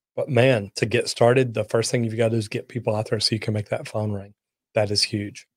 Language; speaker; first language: English; native; English